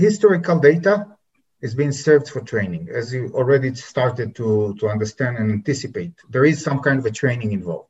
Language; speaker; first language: English; non-native, fluent; Hebrew